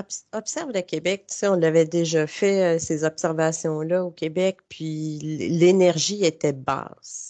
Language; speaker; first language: French; native; French